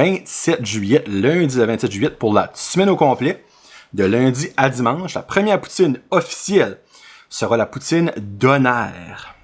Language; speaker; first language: French; native; French